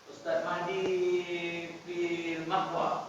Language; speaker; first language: Arabic; non-native, learner; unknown